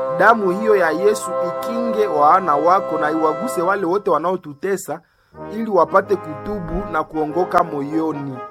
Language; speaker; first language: Swahili; non-native, local second language; Nande